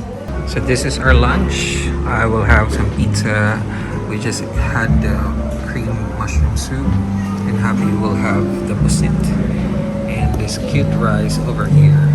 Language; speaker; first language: English; non-native, local second language; Filipino